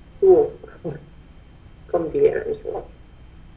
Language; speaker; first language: Chinese; non-native, learner; Korean